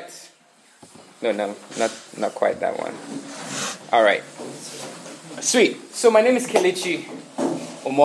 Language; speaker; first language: English; non-native, local second language; Igbo